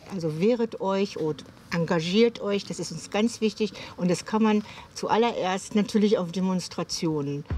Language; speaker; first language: German; native; German